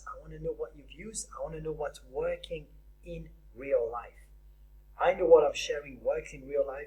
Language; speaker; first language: English; native; English